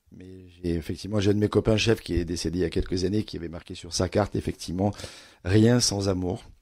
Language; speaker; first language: French; native; French